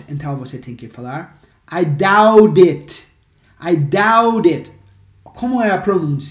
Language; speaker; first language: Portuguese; non-native, fluent; English